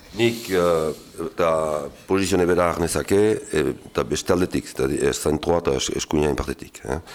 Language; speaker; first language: Basque; native; Basque